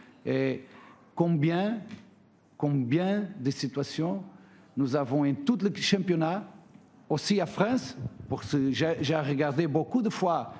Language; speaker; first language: French; non-native, fluent; Portuguese